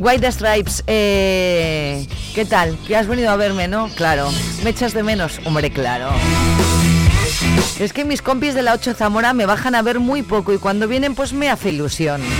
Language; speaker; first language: Spanish; native; Spanish